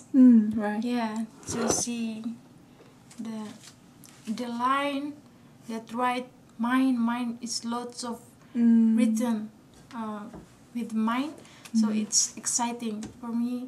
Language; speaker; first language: English; non-native, learner; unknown